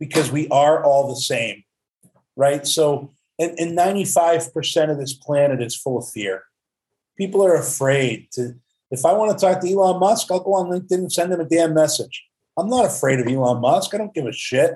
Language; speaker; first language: English; native; English